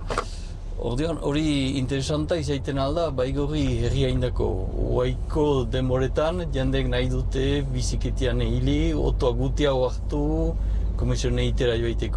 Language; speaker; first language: Basque; native; Basque